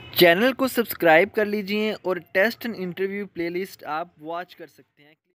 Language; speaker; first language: Urdu; non-native, local second language; Punjabi